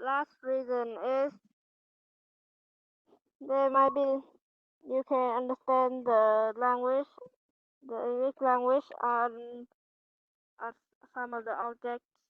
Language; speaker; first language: English; non-native, learner; Vietnamese